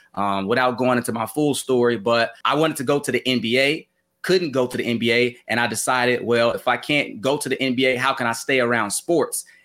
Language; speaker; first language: English; native; English